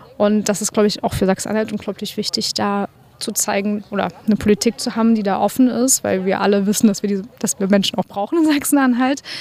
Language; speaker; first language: German; native; German